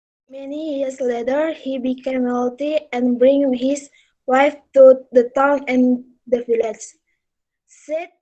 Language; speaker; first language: English; non-native, learner; Indonesian